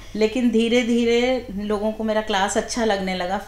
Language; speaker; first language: Hindi; native; Hindi